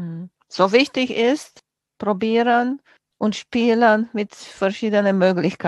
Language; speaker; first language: German; non-native, fluent; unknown